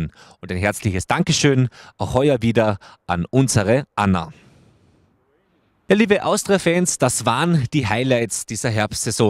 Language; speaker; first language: German; native; German